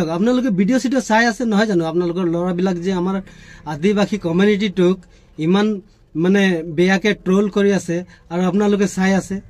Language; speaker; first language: Assamese; non-native, local second language; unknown